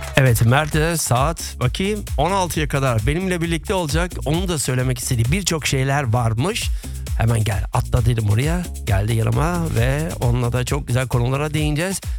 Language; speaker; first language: Turkish; early bilingual, heritage; Turkish